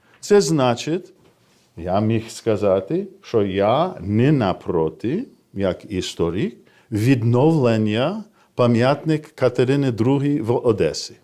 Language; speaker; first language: Ukrainian; non-native, fluent; English